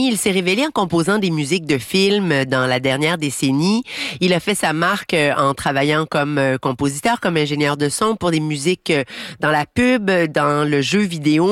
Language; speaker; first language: French; native; French